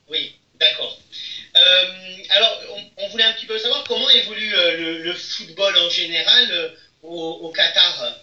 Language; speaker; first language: French; native; French